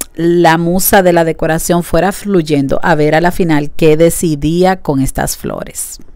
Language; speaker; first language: Spanish; native; Spanish